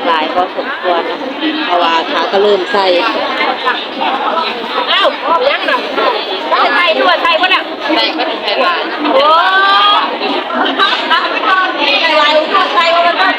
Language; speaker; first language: Thai; non-native, local second language; Lao